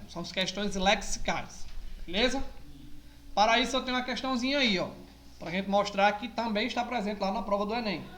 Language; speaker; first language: Portuguese; native; Portuguese